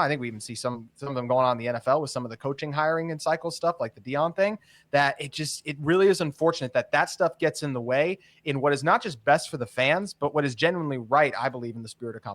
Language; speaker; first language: English; native; English